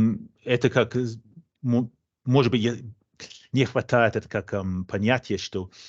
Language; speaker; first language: Russian; non-native, fluent; English